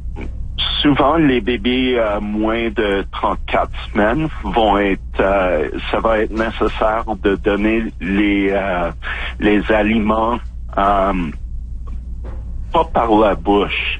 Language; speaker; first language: French; non-native, fluent; English